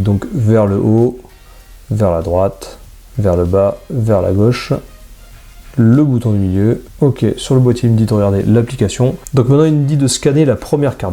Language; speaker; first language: French; native; French